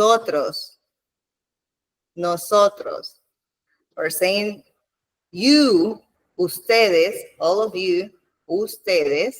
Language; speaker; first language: Spanish; non-native, fluent; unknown